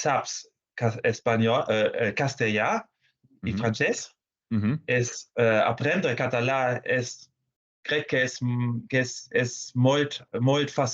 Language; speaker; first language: Spanish; non-native, fluent; German